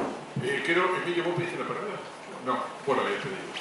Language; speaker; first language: Spanish; native; Spanish